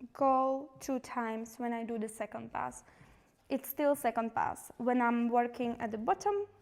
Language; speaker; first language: English; non-native, fluent; Slovak